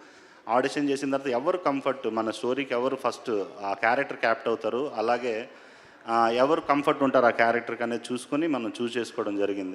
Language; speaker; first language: Telugu; native; Telugu